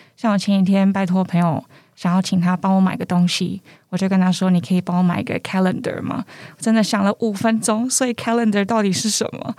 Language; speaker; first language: Chinese; native; Chinese